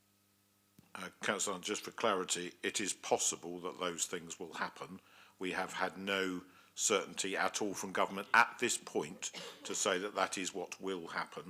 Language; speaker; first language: English; native; English